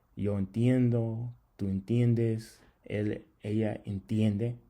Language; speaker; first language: Spanish; non-native, learner; English